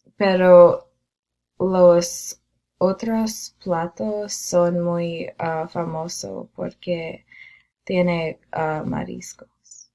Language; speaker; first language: Spanish; non-native, learner; English